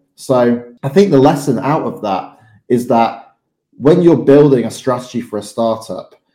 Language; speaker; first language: English; native; English